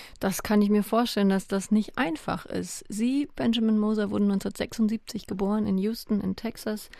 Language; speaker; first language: German; native; German